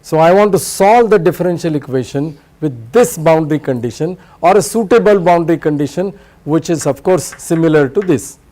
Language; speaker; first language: English; non-native, local second language; Marathi